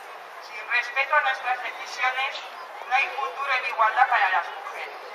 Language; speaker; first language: Spanish; native; Spanish